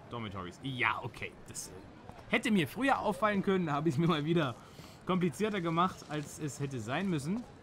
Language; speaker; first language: German; native; German